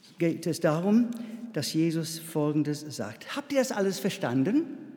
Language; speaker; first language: German; non-native, fluent; English